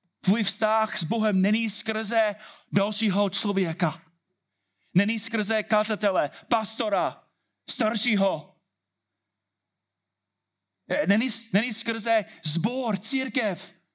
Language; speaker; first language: Czech; non-native, fluent; English